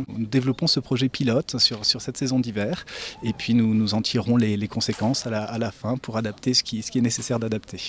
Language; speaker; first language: French; native; French